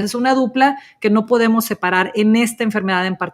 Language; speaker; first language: Spanish; native; Spanish